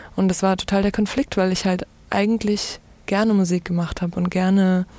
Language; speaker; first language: German; native; German